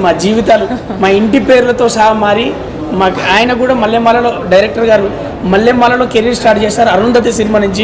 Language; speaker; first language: Telugu; native; Telugu